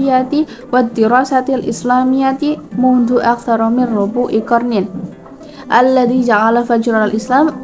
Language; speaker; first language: Arabic; non-native, learner; Indonesian